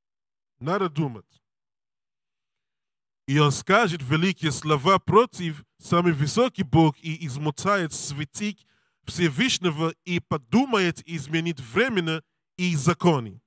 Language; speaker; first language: Russian; non-native, learner; English